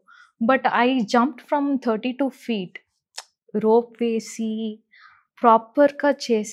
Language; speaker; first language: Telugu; non-native, learner; Tamil